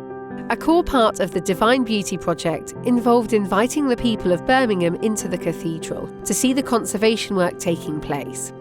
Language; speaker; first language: English; native; English